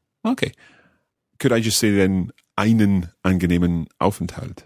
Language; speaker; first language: German; non-native, learner; English